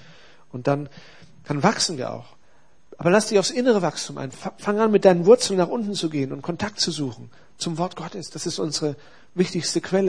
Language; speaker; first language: German; native; German